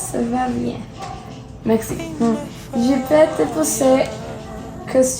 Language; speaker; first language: French; non-native, learner; Spanish